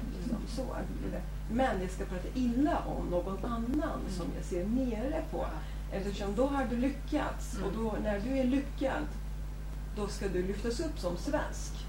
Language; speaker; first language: Swedish; non-native, fluent; Kurdish